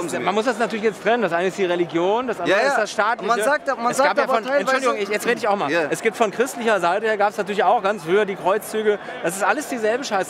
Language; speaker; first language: German; native; German